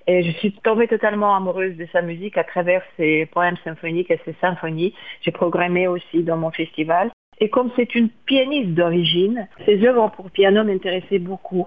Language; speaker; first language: French; non-native, fluent; Lithuanian